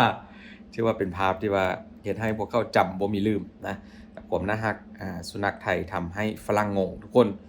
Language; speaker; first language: Thai; non-native, local second language; Lao